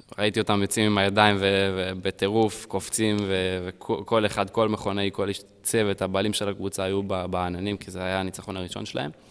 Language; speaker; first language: Hebrew; early bilingual, heritage; Hebrew